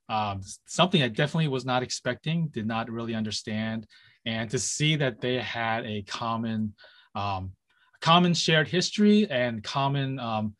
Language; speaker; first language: English; native; English